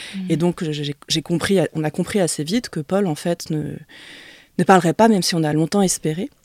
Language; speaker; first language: French; early bilingual, other home language; Vietnamese